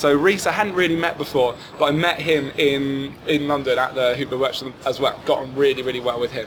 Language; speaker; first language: English; native; English